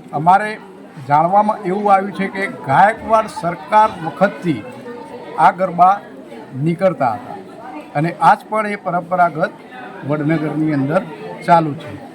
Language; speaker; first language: Gujarati; native; Gujarati